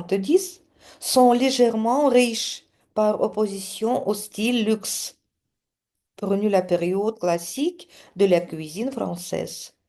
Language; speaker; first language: French; non-native, fluent; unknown